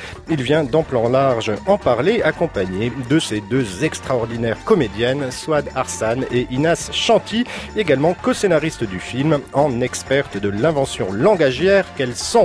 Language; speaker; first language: French; native; French